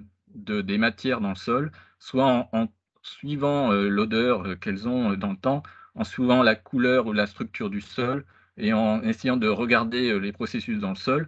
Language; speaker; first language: French; native; French